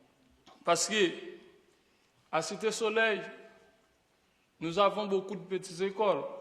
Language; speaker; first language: French; non-native, local second language; Haitian Creole